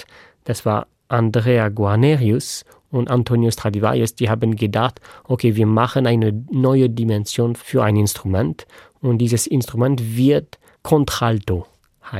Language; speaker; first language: German; non-native, fluent; French